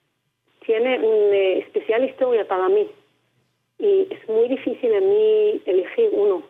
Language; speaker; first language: Spanish; non-native, learner; Hebrew